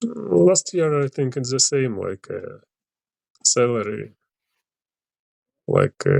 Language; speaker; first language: English; non-native, learner; Ukrainian